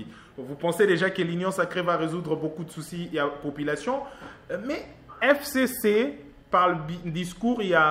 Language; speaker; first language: French; non-native, local second language; Lingala